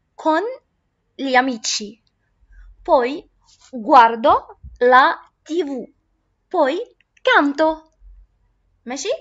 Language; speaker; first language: Italian; non-native, fluent; Arabic